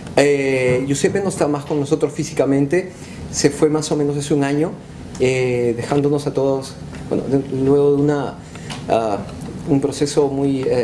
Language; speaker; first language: Spanish; native; Spanish